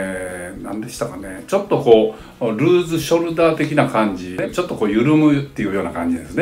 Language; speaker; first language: Japanese; native; Japanese